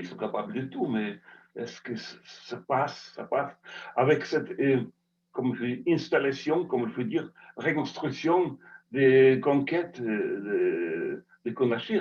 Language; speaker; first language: French; non-native, fluent; Russian